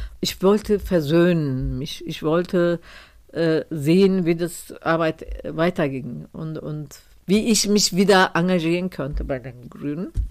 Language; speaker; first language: German; non-native, fluent; Turkish